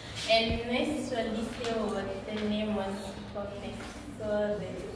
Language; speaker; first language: Spanish; non-native, learner; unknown